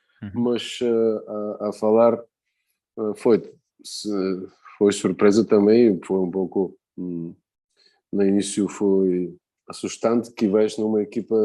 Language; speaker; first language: Portuguese; non-native, fluent; Bulgarian